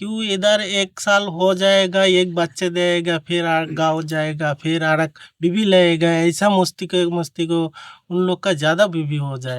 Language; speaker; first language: Hindi; non-native, learner; Bangla